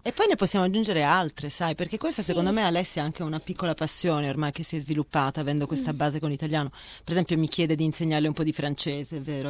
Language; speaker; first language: Italian; native; Italian